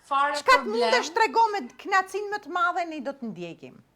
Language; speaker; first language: Albanian; native; Albanian